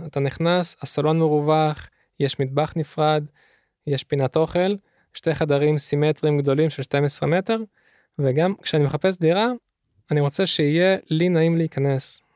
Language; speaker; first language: Hebrew; early bilingual, other home language; Russian